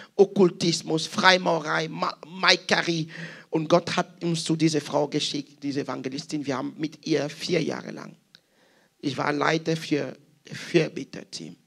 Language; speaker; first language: German; non-native, fluent; French